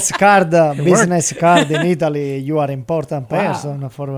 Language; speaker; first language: English; non-native, learner; Italian